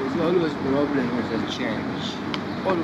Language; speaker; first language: English; non-native, learner; Arabic